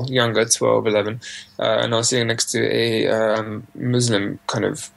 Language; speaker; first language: English; native; English